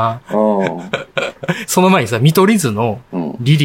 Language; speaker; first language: Japanese; native; Japanese